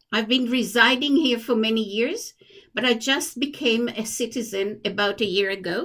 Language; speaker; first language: English; non-native, fluent; Hebrew